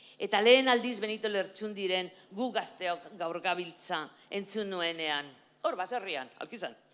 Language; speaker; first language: Basque; non-native, local second language; Spanish